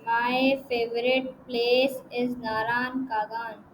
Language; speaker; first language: English; non-native, learner; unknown